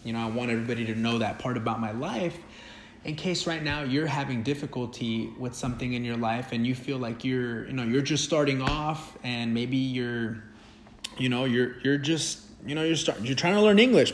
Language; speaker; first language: English; early bilingual, other home language; Spanish